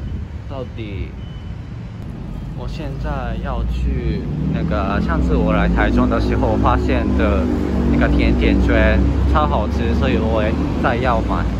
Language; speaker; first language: Chinese; non-native, fluent; Japanese